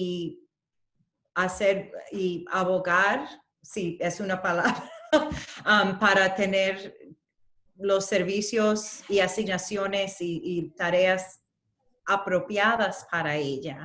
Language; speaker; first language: Spanish; early bilingual, heritage; Spanish